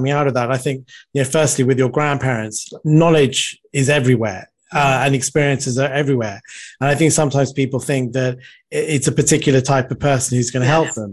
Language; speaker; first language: English; non-native, local second language; Sinhala